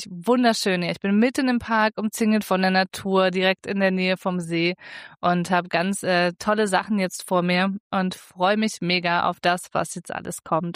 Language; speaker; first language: German; native; German